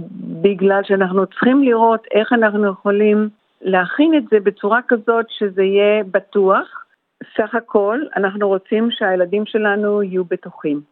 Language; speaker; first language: Hebrew; early bilingual, heritage; Hebrew